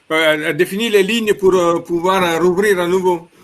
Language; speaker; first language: French; non-native, fluent; Italian